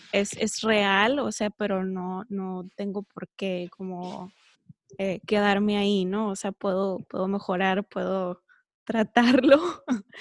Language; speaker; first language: Spanish; early bilingual, heritage; Spanish